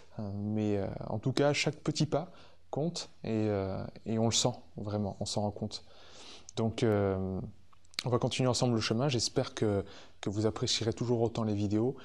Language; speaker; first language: French; native; French